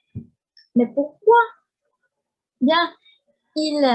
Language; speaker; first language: French; non-native, learner; Spanish